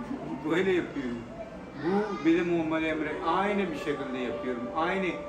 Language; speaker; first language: Turkish; non-native, learner; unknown